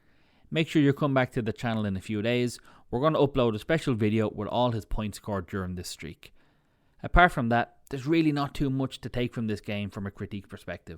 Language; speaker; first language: English; native; English